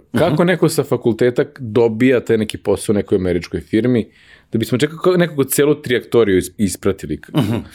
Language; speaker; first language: Serbian; native; Serbian